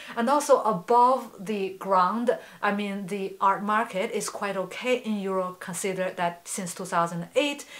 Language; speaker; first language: English; non-native, fluent; Chinese